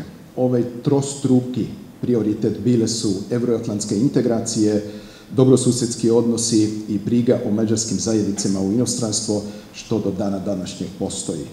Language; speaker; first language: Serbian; non-native, fluent; Hungarian